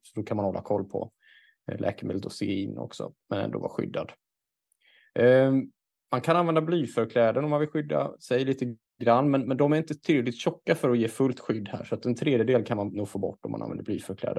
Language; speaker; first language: Swedish; native; Swedish